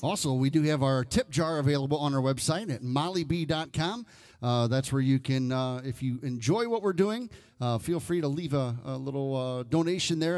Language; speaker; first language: English; native; English